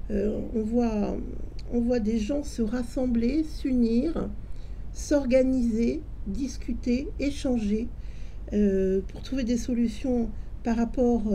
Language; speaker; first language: French; native; French